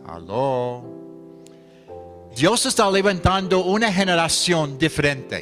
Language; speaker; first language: Spanish; non-native, fluent; English